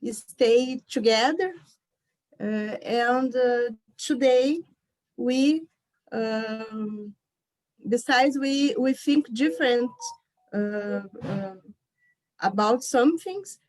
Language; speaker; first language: English; non-native, learner; Portuguese